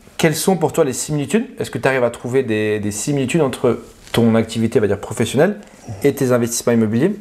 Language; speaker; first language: French; native; French